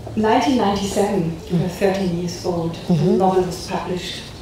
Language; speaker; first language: English; non-native, fluent; German